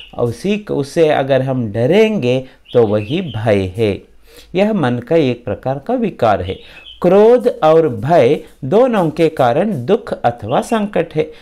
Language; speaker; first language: Hindi; non-native, local second language; Kannada